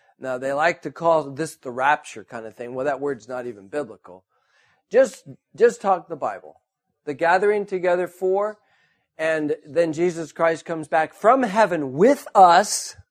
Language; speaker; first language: English; native; English